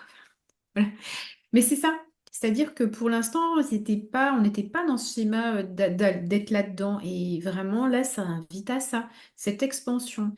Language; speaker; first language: French; native; French